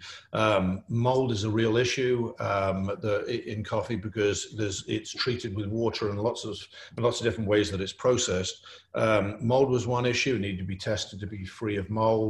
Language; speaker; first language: English; native; English